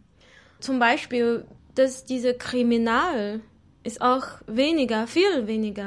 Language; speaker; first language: German; non-native, learner; Chinese